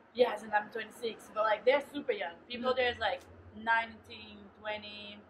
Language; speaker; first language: English; non-native, fluent; Portuguese